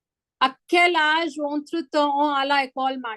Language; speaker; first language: French; non-native, learner; Hindi